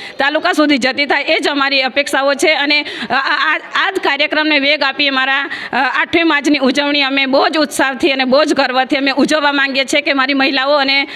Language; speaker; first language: Gujarati; non-native, local second language; Rathawi